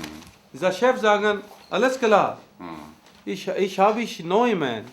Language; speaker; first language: German; non-native, learner; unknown